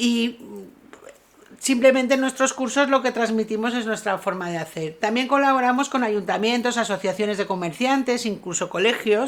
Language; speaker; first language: Spanish; native; Spanish